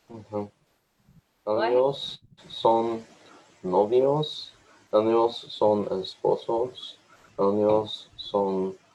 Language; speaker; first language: Spanish; non-native, learner; English